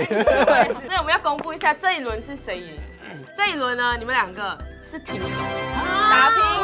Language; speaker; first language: Chinese; native; Chinese